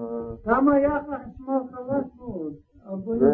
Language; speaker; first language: Hebrew; non-native, learner; Russian